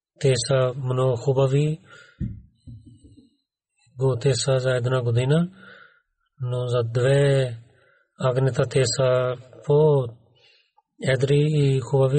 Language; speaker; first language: Bulgarian; non-native, learner; Urdu